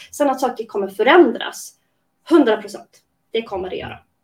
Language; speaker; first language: Swedish; native; Swedish